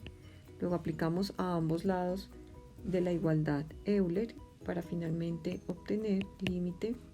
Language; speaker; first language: Spanish; native; Spanish